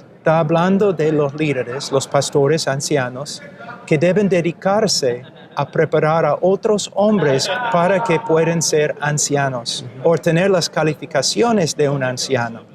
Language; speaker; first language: Spanish; non-native, fluent; English